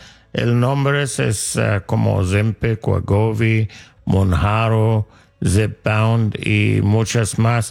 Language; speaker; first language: Spanish; non-native, fluent; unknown